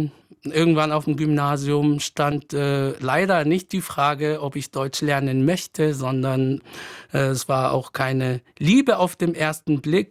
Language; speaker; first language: German; non-native, fluent; Arabic